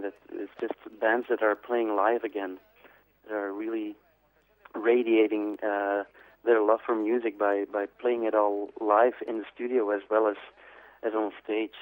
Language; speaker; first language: English; non-native, fluent; Dutch